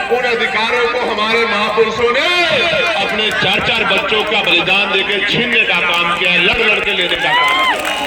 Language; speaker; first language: Hindi; native; Hindi